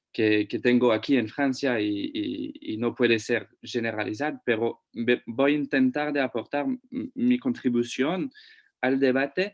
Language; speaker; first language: Spanish; non-native, fluent; French